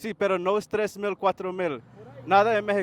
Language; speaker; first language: Spanish; non-native, learner; English